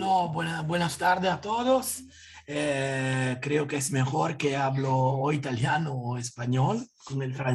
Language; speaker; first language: Spanish; non-native, learner; Italian